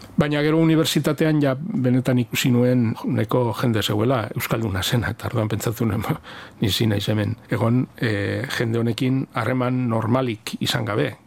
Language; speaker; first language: Basque; non-native, local second language; Spanish